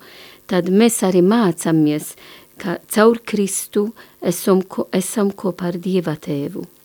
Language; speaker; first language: Latvian; non-native, learner; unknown